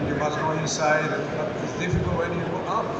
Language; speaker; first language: English; non-native, learner; Italian